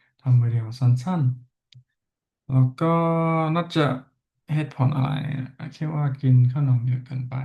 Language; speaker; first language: Thai; non-native, learner; English